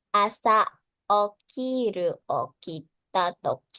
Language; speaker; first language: Japanese; non-native, learner; Indonesian